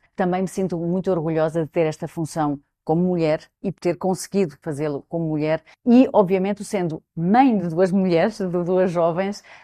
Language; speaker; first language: Portuguese; native; Portuguese